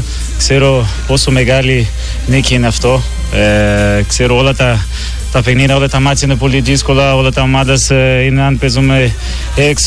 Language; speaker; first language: Greek; non-native, learner; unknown